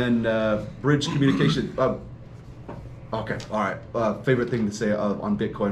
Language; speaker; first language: English; native; English